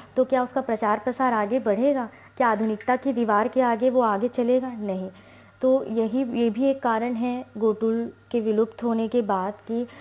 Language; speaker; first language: Hindi; native; Hindi